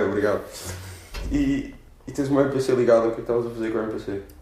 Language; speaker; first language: Portuguese; native; Portuguese